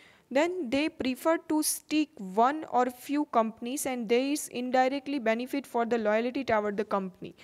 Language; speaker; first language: English; non-native, local second language; Gujarati